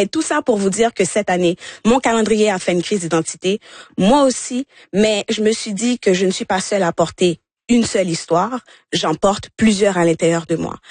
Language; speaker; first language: French; early bilingual, other home language; Haitian Creole